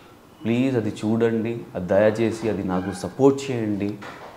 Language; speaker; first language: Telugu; non-native, learner; Hindi